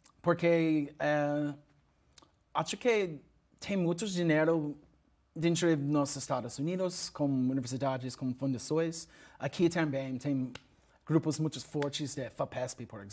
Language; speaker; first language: Portuguese; non-native, learner; English